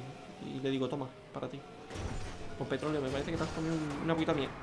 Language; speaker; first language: Spanish; native; Spanish